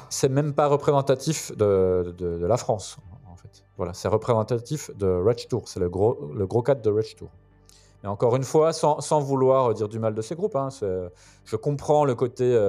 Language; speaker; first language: French; native; French